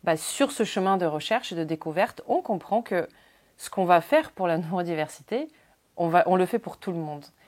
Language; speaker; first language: French; non-native, fluent; Ukrainian